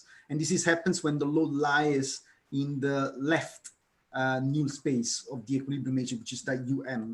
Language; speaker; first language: English; non-native, fluent; Italian